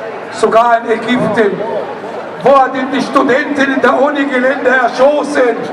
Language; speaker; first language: German; non-native, learner; Arabic